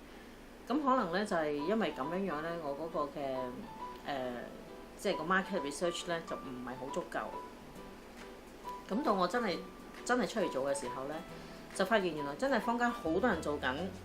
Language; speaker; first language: Cantonese; native; Cantonese